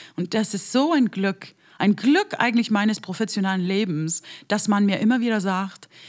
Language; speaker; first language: German; non-native, fluent; English